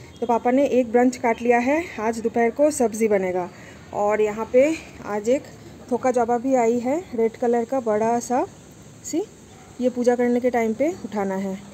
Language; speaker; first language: Hindi; non-native, local second language; Bangla